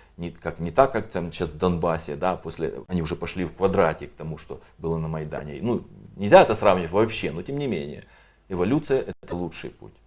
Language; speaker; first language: Russian; native; Russian